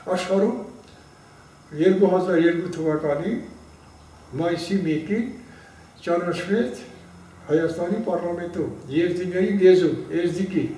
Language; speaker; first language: Armenian; non-native, local second language; Kurdish